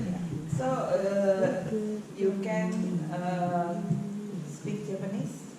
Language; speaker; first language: English; non-native, fluent; Indonesian